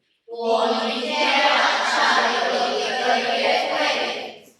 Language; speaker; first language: Chinese; non-native, learner; Indonesian